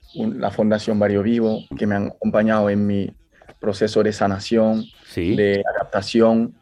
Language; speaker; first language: Spanish; non-native, fluent; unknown